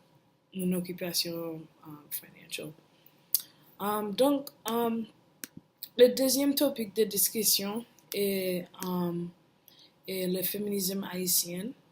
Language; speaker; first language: French; non-native, learner; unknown